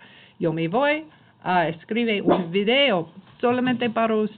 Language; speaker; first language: Spanish; non-native, learner; English